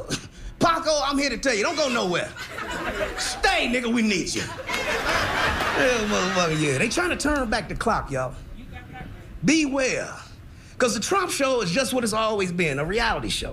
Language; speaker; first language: English; native; English